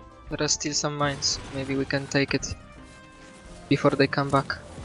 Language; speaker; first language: English; non-native, fluent; Polish